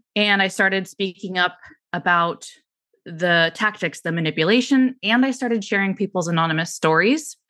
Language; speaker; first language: English; native; English